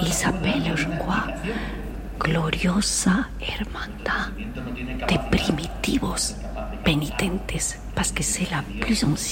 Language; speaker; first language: French; non-native, fluent; Spanish